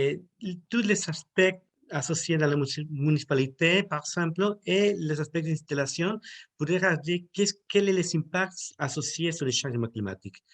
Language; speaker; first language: French; non-native, learner; Spanish